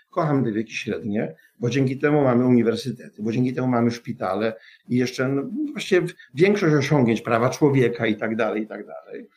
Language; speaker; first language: Polish; native; Polish